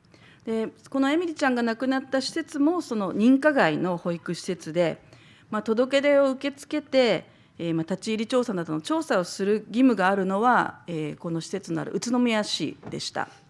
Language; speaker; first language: Japanese; native; Japanese